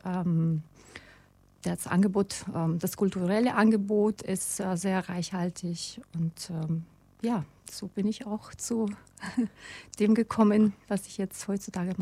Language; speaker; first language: German; non-native, fluent; Russian